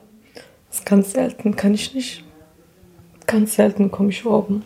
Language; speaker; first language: German; non-native, learner; Turkish